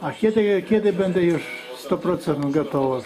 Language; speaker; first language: Polish; non-native, learner; Russian